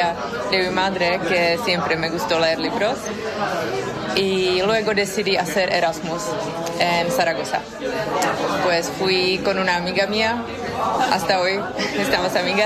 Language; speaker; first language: Spanish; non-native, fluent; Czech